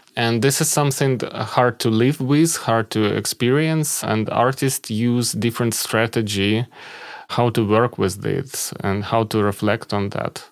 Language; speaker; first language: English; non-native, fluent; Ukrainian